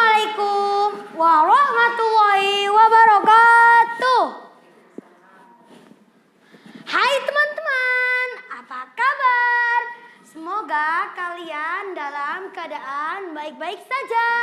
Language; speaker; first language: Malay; non-native, local second language; Javanese